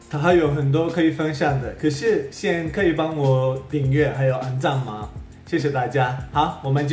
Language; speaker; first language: Chinese; non-native, fluent; Swedish